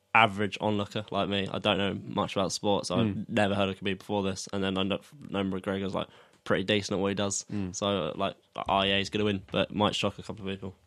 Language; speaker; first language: English; native; English